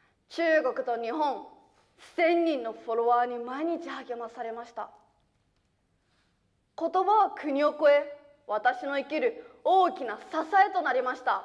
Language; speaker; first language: Japanese; early bilingual, other home language; Chinese